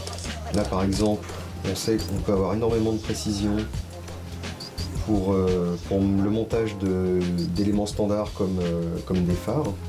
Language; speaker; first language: French; native; French